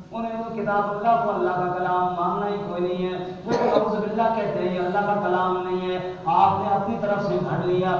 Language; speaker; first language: Urdu; non-native, local second language; Punjabi